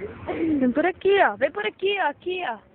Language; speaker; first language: Portuguese; native; Portuguese